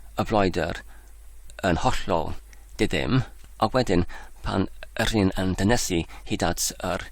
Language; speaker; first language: Welsh; non-native, learner; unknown